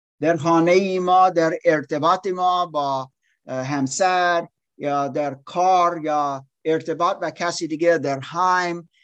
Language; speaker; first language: Persian; non-native, learner; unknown